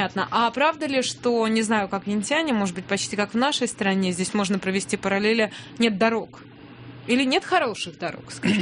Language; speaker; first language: Russian; native; Russian